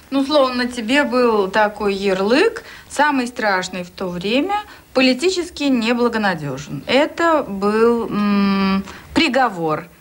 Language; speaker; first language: Russian; native; Russian